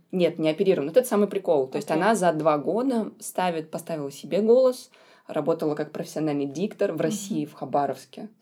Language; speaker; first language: Russian; native; Russian